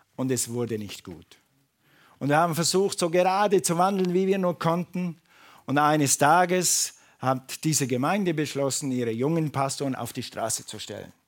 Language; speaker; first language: German; non-native, fluent; English